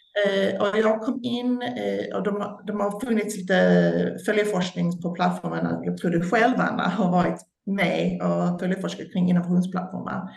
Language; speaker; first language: Swedish; non-native, fluent; English